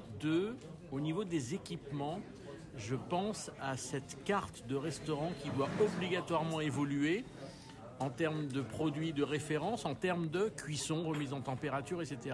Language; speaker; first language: French; native; French